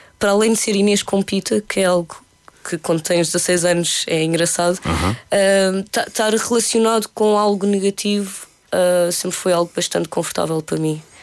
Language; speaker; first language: Portuguese; native; Portuguese